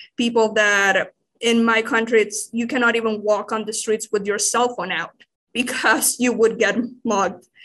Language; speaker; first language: English; non-native, fluent; Spanish